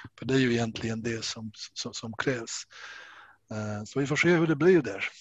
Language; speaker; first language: Swedish; non-native, fluent; Bosnian